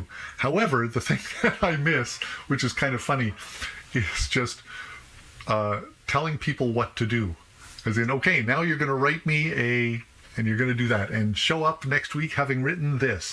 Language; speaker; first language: English; native; English